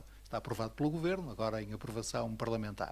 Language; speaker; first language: Portuguese; native; Portuguese